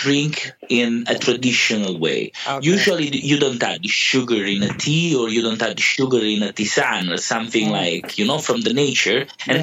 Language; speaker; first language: English; non-native, fluent; Italian